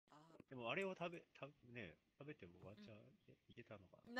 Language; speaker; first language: Japanese; native; Japanese